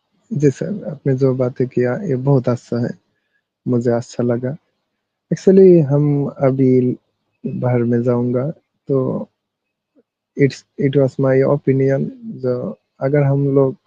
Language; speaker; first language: Hindi; non-native, learner; Bangla